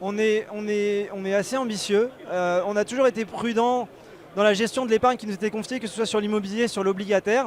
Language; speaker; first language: French; native; French